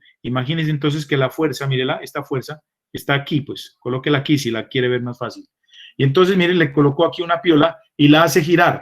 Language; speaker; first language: Spanish; native; Spanish